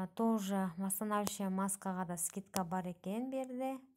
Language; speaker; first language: Russian; non-native, local second language; Kyrgyz